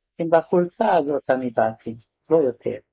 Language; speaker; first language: Hebrew; non-native, fluent; Hungarian